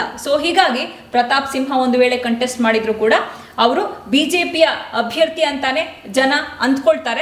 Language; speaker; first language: Kannada; native; Kannada